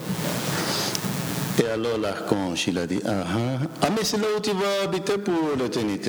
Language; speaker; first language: French; non-native, fluent; Spanish